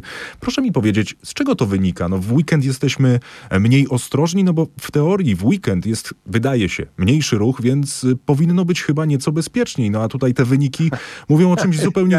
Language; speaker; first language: Polish; native; Polish